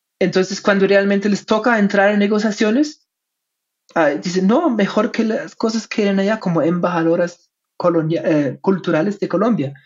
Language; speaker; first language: Spanish; non-native, fluent; German